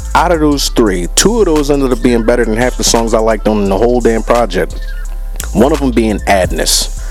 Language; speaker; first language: English; native; English